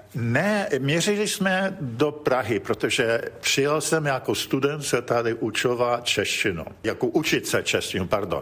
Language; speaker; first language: Czech; early bilingual, heritage; English